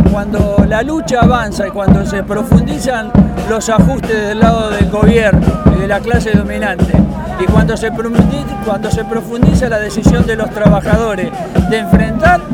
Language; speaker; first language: Spanish; native; Spanish